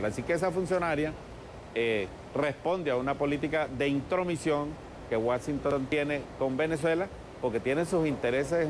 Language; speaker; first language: Spanish; native; Spanish